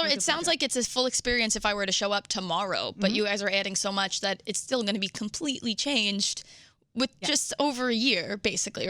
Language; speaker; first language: English; native; English